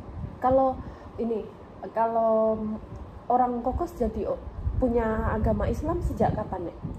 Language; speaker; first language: Indonesian; early bilingual, heritage; English